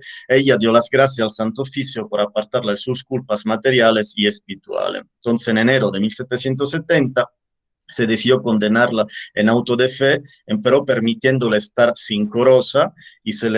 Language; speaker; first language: Spanish; native; Spanish